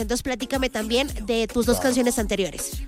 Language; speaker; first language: Spanish; native; Spanish